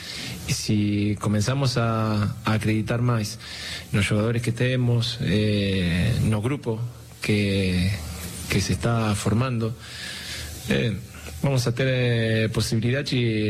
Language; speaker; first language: Portuguese; non-native, learner; Spanish